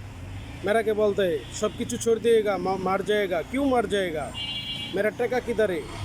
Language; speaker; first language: Hindi; non-native, learner; Bangla